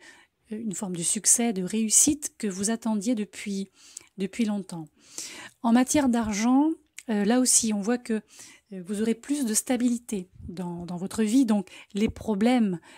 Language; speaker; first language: French; native; French